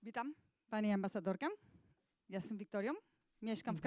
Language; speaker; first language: Polish; non-native, learner; Catalan